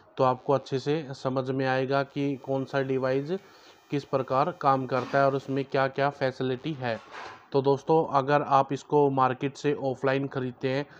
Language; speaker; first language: Hindi; native; Hindi